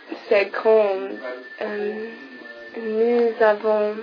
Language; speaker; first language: French; non-native, learner; English